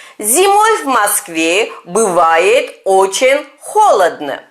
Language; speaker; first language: Russian; non-native, fluent; Turkish